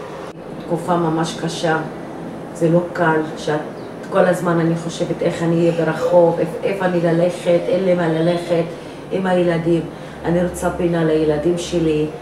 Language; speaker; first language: Hebrew; non-native, local second language; Arabic